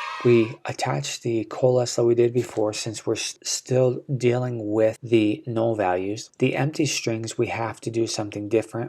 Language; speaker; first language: English; native; English